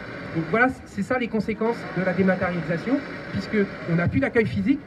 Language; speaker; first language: French; native; French